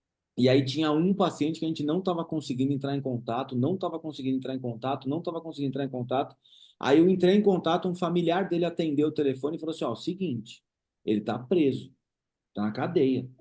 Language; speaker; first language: Portuguese; native; Portuguese